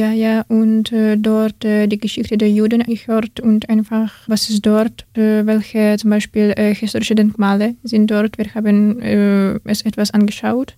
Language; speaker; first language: German; non-native, fluent; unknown